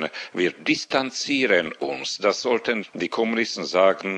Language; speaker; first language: German; non-native, fluent; Slovak